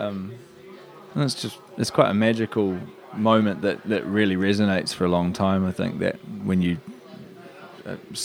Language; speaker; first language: English; native; English